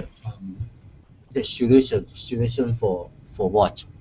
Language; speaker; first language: English; non-native, learner; Chinese